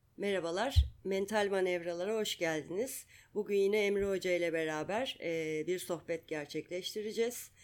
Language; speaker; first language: Turkish; native; Turkish